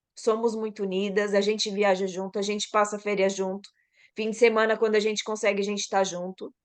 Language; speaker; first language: Portuguese; native; Portuguese